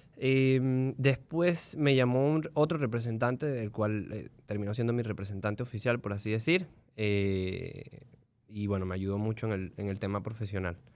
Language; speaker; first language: Spanish; native; Spanish